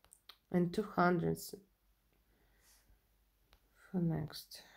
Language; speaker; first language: English; non-native, learner; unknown